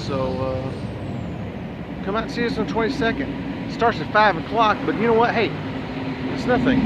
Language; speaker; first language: English; native; English